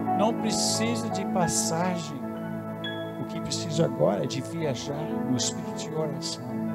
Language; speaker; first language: Portuguese; non-native, fluent; English